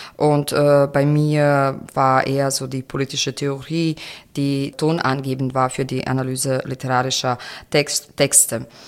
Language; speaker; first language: German; non-native, fluent; Croatian